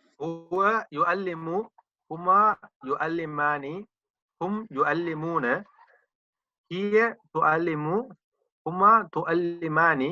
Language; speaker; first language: Arabic; non-native, learner; Tamil